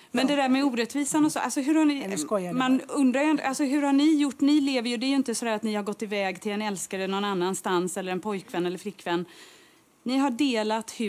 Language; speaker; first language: Swedish; native; Swedish